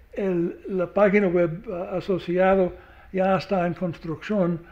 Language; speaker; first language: Spanish; non-native, learner; English